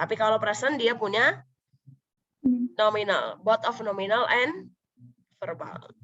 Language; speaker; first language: English; non-native, local second language; Indonesian